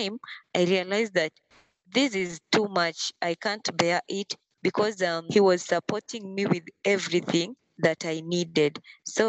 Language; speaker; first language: English; non-native, local second language; Luo (Kenya and Tanzania)